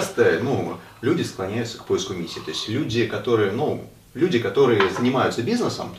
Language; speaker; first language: Russian; native; Russian